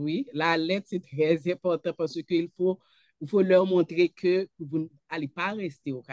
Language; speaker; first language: French; non-native, local second language; Haitian Creole